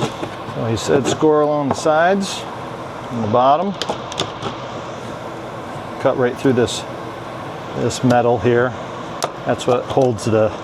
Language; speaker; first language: English; native; English